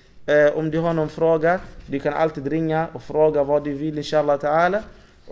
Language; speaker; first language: Swedish; non-native, fluent; Arabic